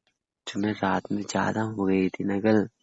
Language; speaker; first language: Hindi; native; Hindi